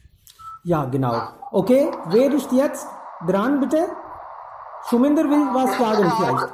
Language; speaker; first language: German; non-native, fluent; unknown